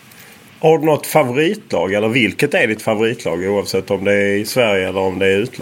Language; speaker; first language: Swedish; native; Swedish